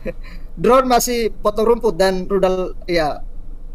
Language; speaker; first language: Indonesian; native; Indonesian